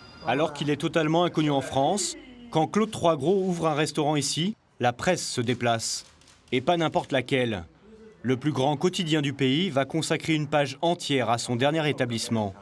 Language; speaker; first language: French; native; French